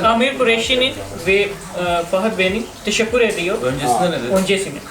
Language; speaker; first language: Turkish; non-native, learner; Urdu